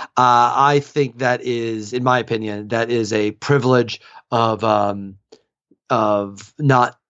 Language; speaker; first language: English; native; English